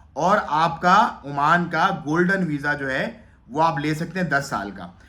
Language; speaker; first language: Urdu; native; Urdu